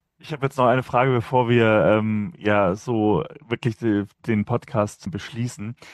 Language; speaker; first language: German; native; German